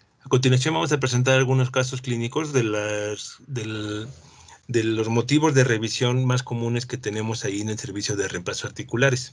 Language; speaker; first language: Spanish; native; Spanish